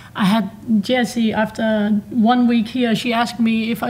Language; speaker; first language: English; non-native, fluent; Danish